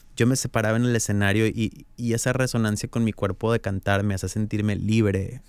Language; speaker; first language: Spanish; native; Spanish